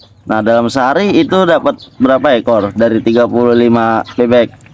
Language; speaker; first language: Indonesian; native; Indonesian